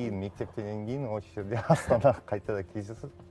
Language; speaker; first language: Kazakh; non-native, local second language; Russian